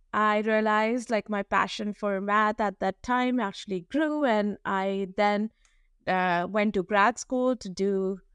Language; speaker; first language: English; non-native, local second language; Hindi